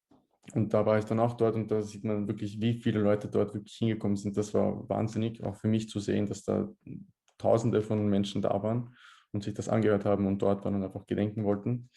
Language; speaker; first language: German; early bilingual, other home language; Bosnian